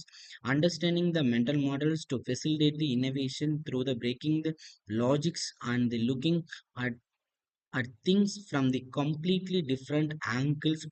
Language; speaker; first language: English; non-native, local second language; Tamil